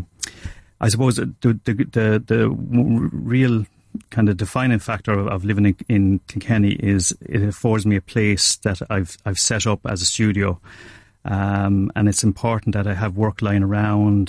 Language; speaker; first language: English; native; English